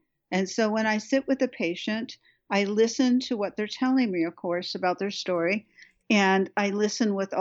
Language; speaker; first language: English; native; English